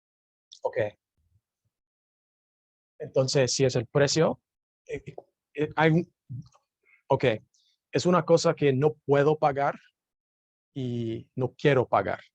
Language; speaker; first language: Spanish; non-native, learner; English